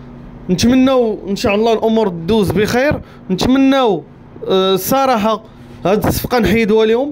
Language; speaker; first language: Arabic; native; Arabic